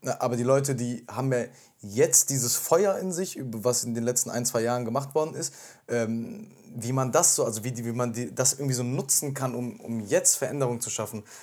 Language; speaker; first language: German; early bilingual, other home language; Turkish